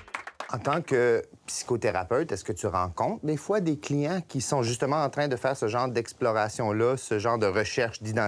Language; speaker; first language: French; native; French